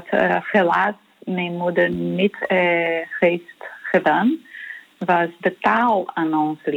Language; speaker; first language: Dutch; non-native, fluent; Portuguese